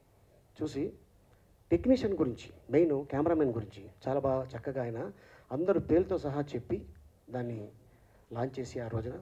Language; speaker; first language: Telugu; native; Telugu